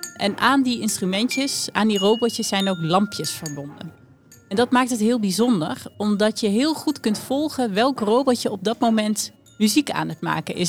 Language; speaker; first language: Dutch; native; Dutch